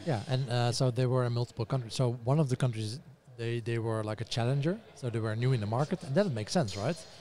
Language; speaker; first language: English; non-native, fluent; Dutch